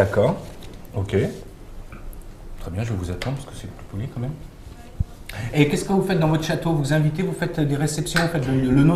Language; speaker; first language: French; native; French